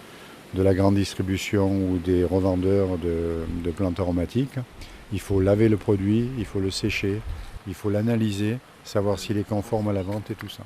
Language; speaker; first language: French; native; French